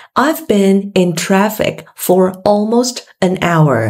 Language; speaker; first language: English; non-native, fluent; Vietnamese